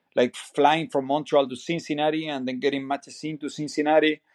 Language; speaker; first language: English; non-native, fluent; Spanish